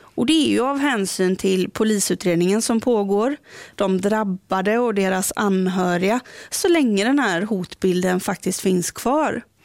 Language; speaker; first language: Swedish; native; Swedish